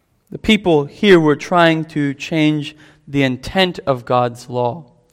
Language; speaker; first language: English; native; English